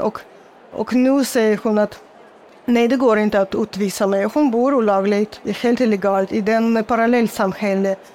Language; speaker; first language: Swedish; non-native, fluent; Russian